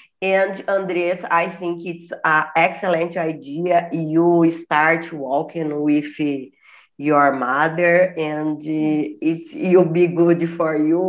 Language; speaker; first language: English; non-native, learner; Portuguese